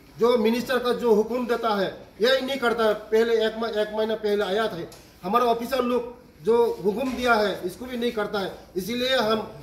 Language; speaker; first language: Hindi; non-native, local second language; Kok Borok